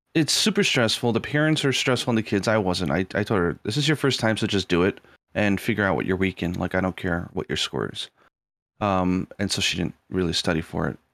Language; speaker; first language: English; native; English